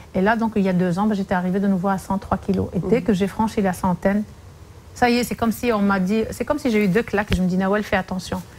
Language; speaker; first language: French; non-native, local second language; Arabic